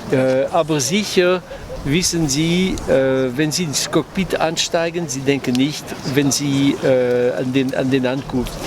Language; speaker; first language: German; non-native, local second language; French